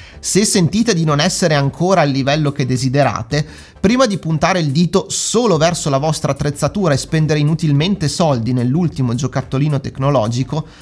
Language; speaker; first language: Italian; native; Italian